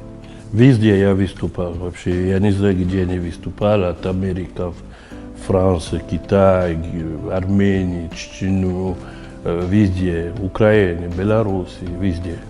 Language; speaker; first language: Russian; non-native, fluent; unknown